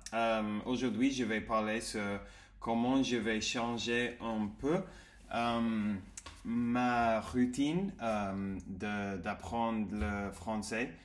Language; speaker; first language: French; non-native, learner; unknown